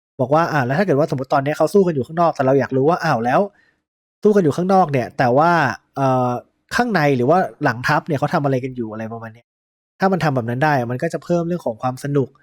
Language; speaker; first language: Thai; native; Thai